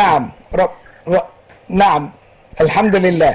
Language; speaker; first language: Arabic; native; Arabic